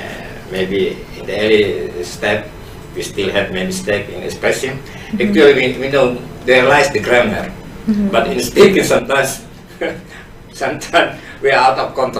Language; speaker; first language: English; non-native, fluent; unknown